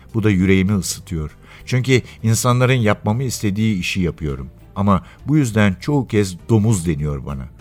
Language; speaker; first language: Turkish; native; Turkish